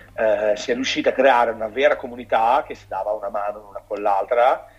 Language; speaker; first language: Italian; native; Italian